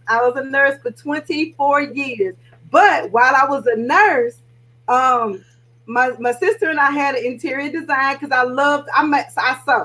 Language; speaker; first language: English; native; English